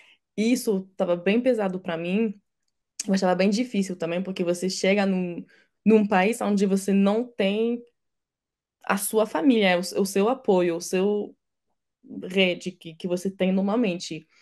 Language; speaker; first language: Portuguese; non-native, fluent; French